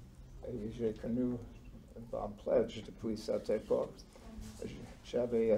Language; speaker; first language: French; non-native, learner; English